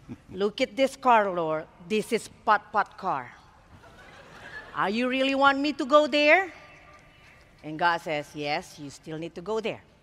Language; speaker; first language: English; non-native, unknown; Indonesian